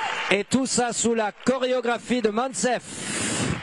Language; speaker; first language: French; non-native, fluent; German